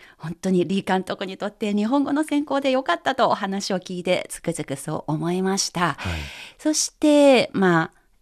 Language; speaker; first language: Japanese; non-native, fluent; Chinese